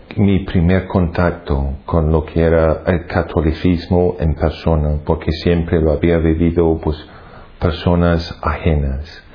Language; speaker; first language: Spanish; non-native, fluent; English